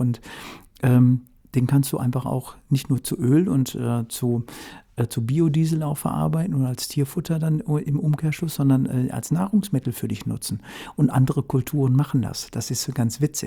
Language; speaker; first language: German; native; German